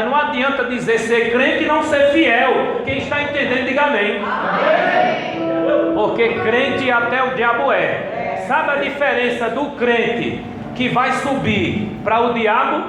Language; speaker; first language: Portuguese; native; Portuguese